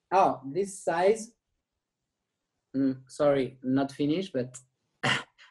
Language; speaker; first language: English; non-native, learner; French